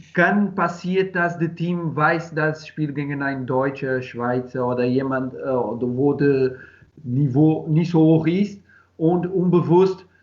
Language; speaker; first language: German; non-native, learner; Portuguese